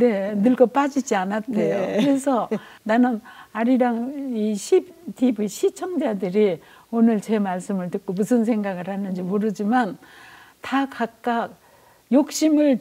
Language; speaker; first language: Korean; native; Korean